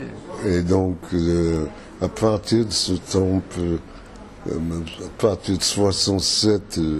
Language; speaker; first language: French; non-native, fluent; English